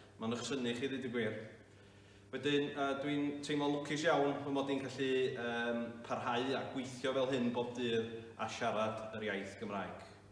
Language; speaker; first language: Welsh; native; Welsh